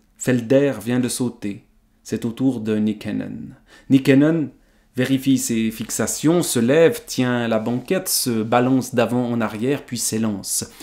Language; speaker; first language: French; native; French